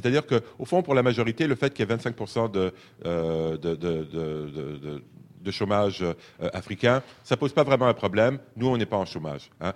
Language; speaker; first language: French; native; French